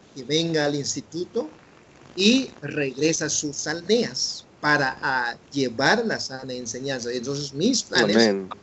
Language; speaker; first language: Spanish; non-native, local second language; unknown